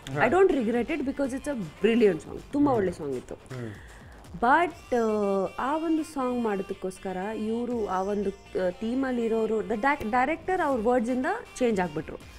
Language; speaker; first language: Kannada; non-native, fluent; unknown